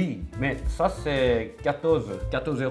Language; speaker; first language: French; non-native, learner; Korean